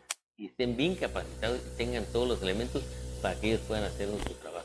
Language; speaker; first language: Spanish; native; Spanish